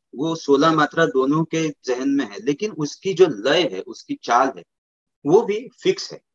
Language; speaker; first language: Hindi; native; Hindi